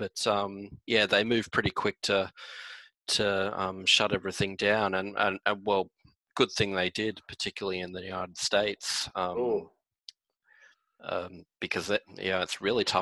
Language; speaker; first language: English; native; English